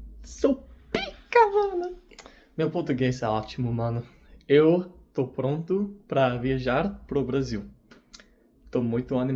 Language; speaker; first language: Portuguese; non-native, learner; English